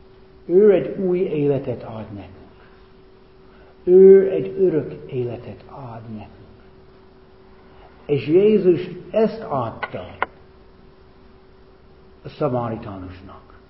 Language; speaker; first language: Hungarian; non-native, fluent; English